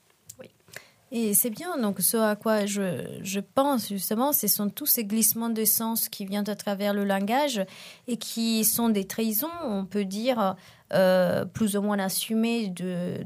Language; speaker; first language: French; non-native, fluent; Italian